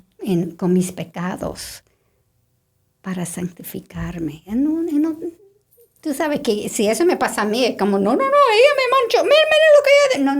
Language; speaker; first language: Spanish; non-native, fluent; English